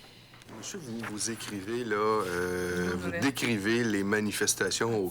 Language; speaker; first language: French; native; French